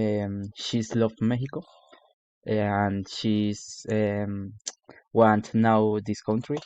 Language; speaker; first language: English; non-native, learner; Spanish